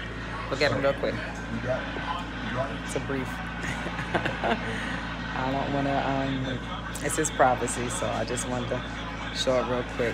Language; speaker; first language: English; native; English